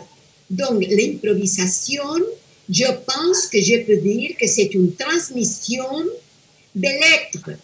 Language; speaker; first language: French; non-native, fluent; Spanish